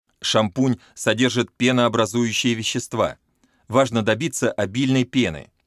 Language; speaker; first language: Russian; native; Russian